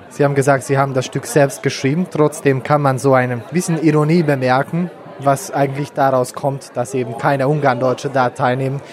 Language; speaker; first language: German; non-native, fluent; Hungarian